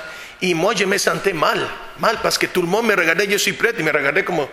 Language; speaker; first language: French; non-native, fluent; Spanish